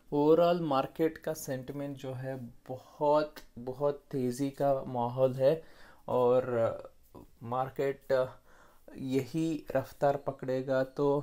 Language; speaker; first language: Hindi; non-native, local second language; Kannada